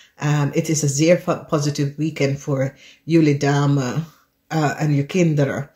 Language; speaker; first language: Dutch; non-native, learner; English